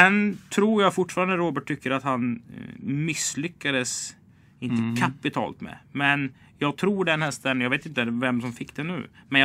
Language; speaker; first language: Swedish; native; Swedish